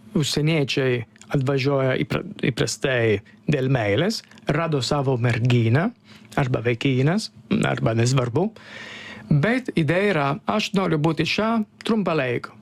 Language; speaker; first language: Lithuanian; non-native, fluent; Italian